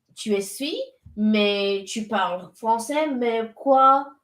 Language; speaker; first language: French; non-native, learner; English